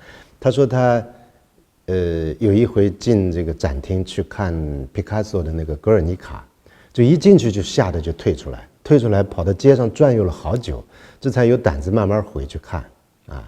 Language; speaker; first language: Chinese; native; Chinese